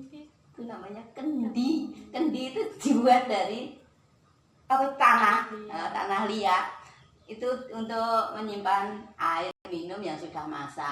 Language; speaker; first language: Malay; non-native, local second language; Javanese